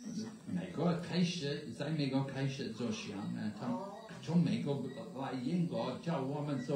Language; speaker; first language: Chinese; non-native, learner; English